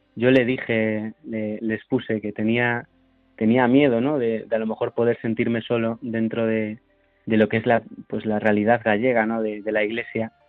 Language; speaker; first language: Spanish; native; Spanish